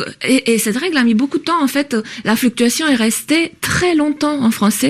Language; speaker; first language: French; native; French